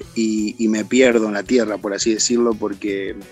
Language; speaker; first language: Spanish; native; Spanish